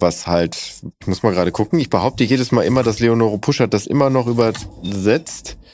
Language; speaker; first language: German; native; German